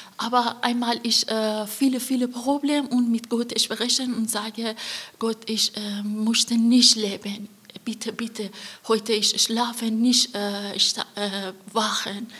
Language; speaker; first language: German; non-native, learner; Persian